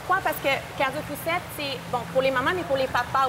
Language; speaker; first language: French; native; French